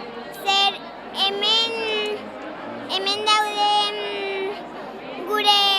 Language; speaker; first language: Basque; non-native, local second language; Spanish